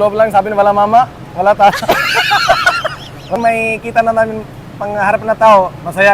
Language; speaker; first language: Filipino; non-native, learner; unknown